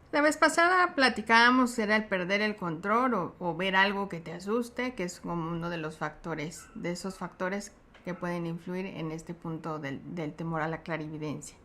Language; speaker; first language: Spanish; native; Spanish